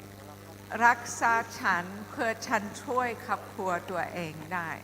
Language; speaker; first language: Thai; non-native, learner; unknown